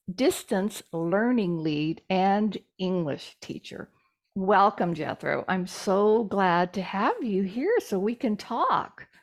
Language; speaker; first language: English; native; English